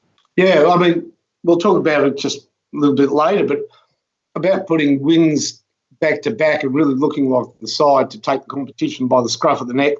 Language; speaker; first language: English; native; English